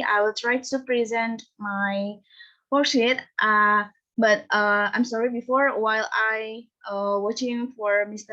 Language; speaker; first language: English; non-native, fluent; Indonesian